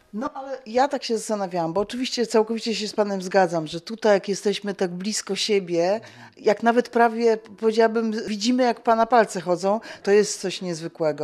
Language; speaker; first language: Polish; native; Polish